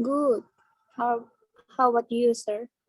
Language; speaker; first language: English; non-native, local second language; Indonesian